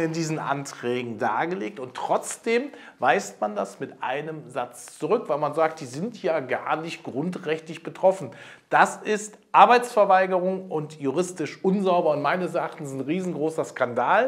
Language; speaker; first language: German; native; German